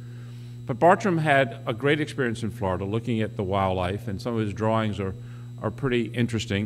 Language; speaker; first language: English; native; English